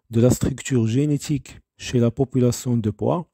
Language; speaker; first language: French; non-native, local second language; Arabic